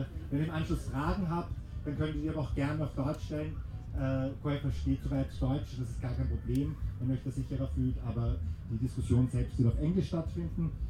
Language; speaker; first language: German; native; German